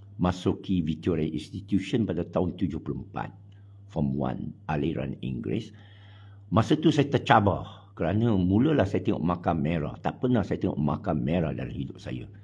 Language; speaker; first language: Malay; non-native, local second language; Chinese